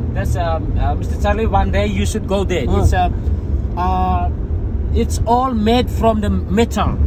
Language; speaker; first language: English; non-native, learner; Indonesian